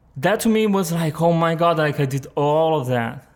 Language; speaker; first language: English; non-native, fluent; Portuguese